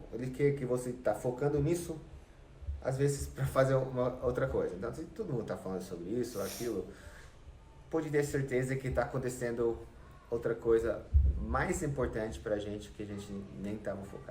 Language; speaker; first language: Portuguese; non-native, fluent; English